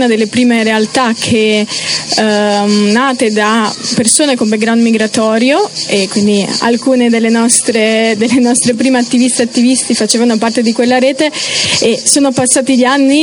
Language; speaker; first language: Italian; early bilingual, other home language; Romanian